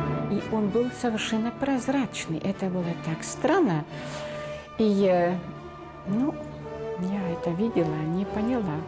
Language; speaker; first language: Russian; non-native, fluent; Dutch